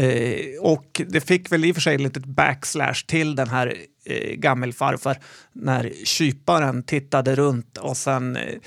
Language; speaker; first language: Swedish; native; Swedish